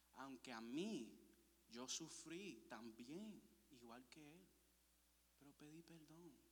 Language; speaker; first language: Spanish; early bilingual, heritage; Spanish